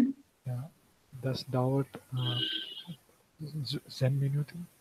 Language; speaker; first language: German; non-native, learner; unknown